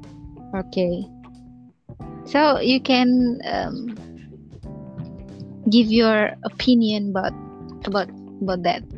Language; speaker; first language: English; non-native, learner; Indonesian